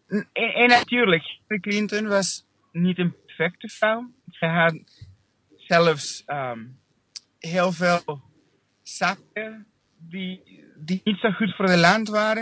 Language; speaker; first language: Dutch; non-native, fluent; English